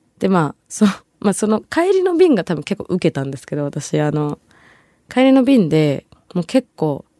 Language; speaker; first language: Japanese; early bilingual, other home language; Bangla